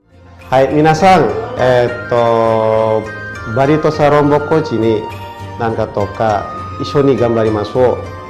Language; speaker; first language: Japanese; non-native, fluent; Indonesian